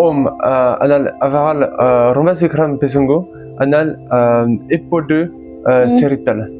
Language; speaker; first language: Tamil; non-native, learner; French